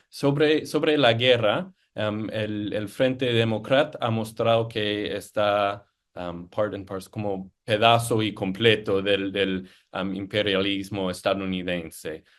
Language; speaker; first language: Spanish; non-native, fluent; English